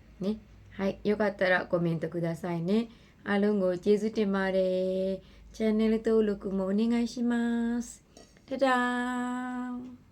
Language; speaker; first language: Japanese; non-native, fluent; Burmese